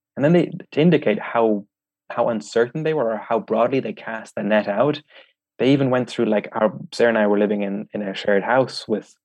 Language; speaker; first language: English; native; English